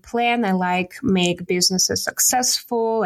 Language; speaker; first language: English; non-native, learner; Russian